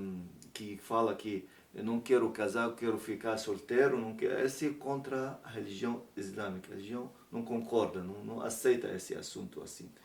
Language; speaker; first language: Portuguese; non-native, learner; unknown